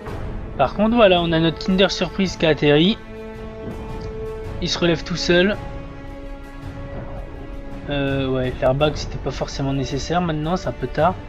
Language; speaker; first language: French; native; French